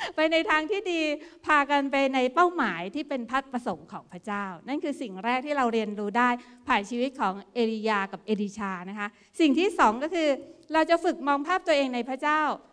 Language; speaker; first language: Thai; native; Thai